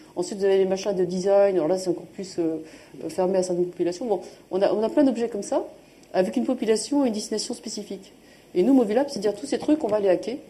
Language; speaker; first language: French; native; French